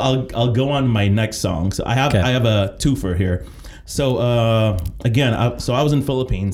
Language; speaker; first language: English; early bilingual, other home language; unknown